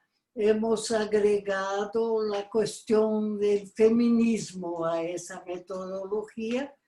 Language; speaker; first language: Spanish; non-native, fluent; Portuguese